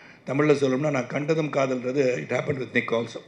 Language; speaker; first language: Tamil; native; Tamil